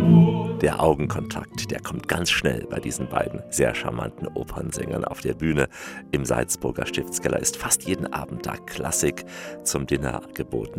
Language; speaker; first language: German; native; German